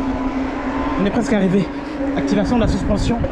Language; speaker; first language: French; native; French